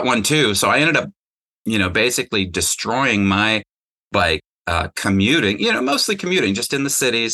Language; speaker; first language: English; native; English